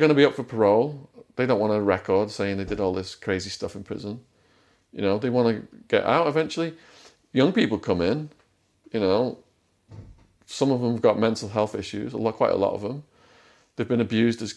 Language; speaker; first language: English; native; English